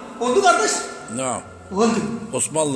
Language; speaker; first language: Turkish; non-native, learner; Urdu